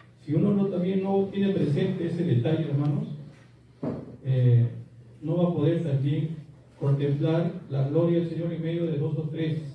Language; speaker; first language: Spanish; native; Spanish